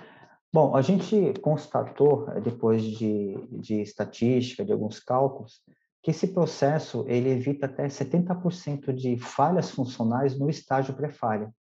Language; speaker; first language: Portuguese; native; Portuguese